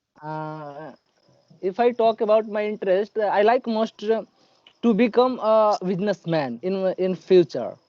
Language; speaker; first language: English; non-native, learner; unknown